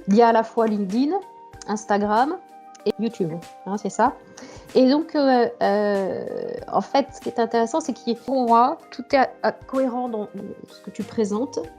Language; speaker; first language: French; native; French